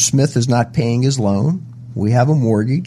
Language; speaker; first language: English; native; English